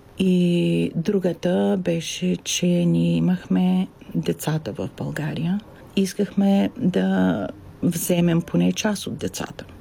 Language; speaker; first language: Bulgarian; native; Bulgarian